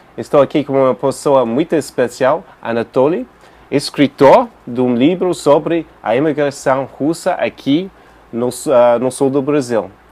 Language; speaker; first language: Portuguese; non-native, fluent; English